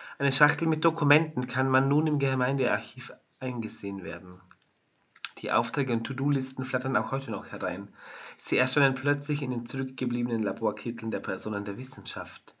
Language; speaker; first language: German; native; German